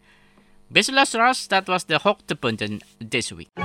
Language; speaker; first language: Dutch; non-native, fluent; Indonesian